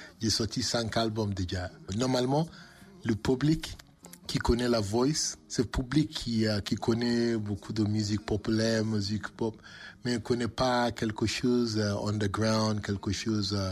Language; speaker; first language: French; non-native, learner; English